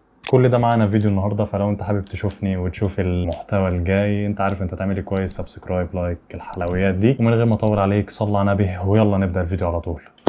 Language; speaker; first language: Arabic; native; Arabic